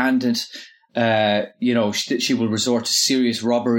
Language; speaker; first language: English; native; English